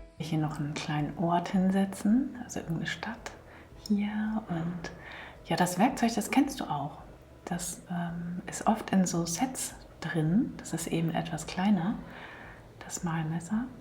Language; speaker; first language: German; native; German